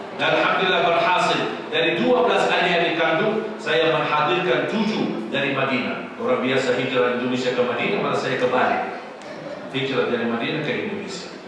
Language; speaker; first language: Indonesian; non-native, fluent; Arabic